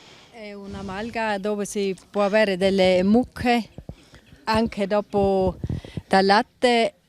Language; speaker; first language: Italian; non-native, local second language; German